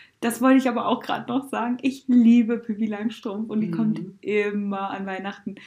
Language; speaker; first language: German; native; German